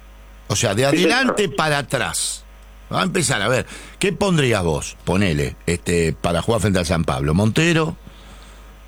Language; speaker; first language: Spanish; native; Spanish